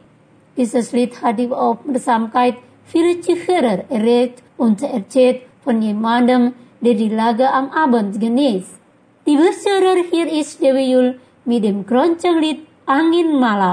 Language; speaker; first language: German; non-native, fluent; Indonesian